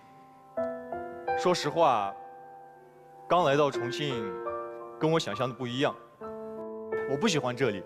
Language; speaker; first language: Chinese; non-native, fluent; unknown